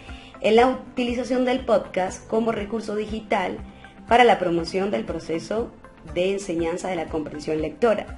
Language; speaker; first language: Spanish; native; Spanish